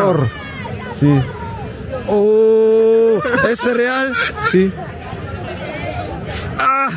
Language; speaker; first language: Spanish; non-native, learner; German